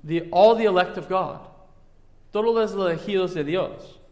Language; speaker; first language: Spanish; non-native, fluent; English